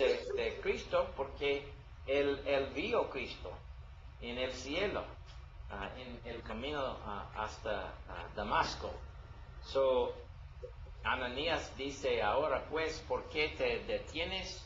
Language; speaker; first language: Spanish; non-native, learner; English